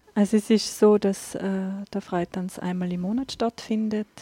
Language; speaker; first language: German; native; German